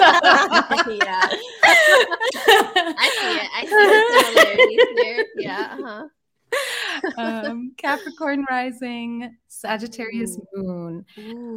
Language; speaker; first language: English; native; English